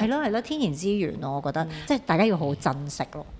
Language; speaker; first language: Cantonese; native; Cantonese